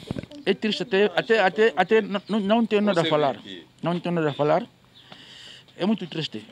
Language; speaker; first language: Portuguese; native; Portuguese